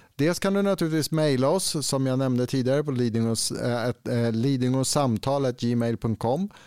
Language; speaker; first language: Swedish; native; Swedish